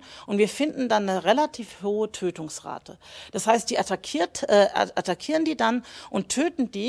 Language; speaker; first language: German; native; German